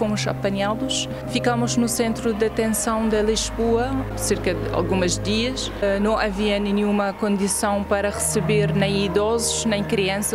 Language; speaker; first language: Portuguese; non-native, fluent; Arabic